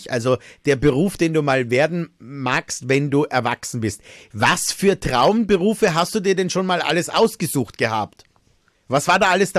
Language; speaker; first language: German; native; German